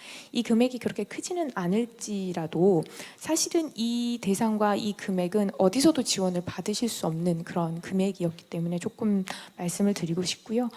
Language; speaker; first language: Korean; native; Korean